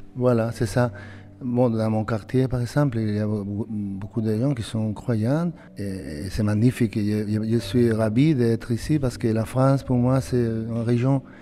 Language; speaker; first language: French; non-native, fluent; Spanish